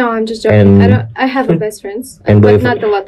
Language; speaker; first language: English; non-native, learner; Russian